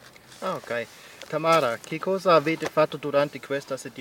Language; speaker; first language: Italian; non-native, learner; German